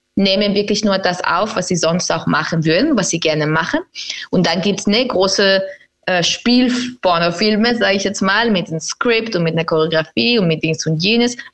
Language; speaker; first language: German; non-native, fluent; Spanish